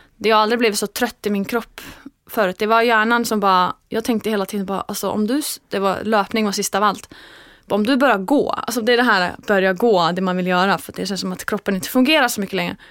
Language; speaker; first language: Swedish; non-native, fluent; Icelandic